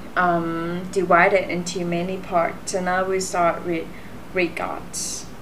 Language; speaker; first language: English; non-native, fluent; Thai